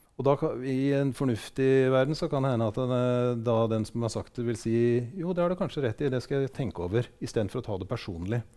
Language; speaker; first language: Norwegian; native; Norwegian